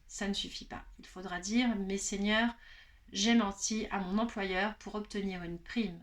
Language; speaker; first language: French; native; French